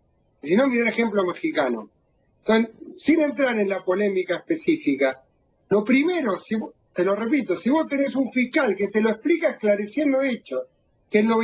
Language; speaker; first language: Spanish; native; Spanish